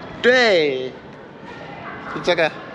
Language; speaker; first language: Chinese; non-native, learner; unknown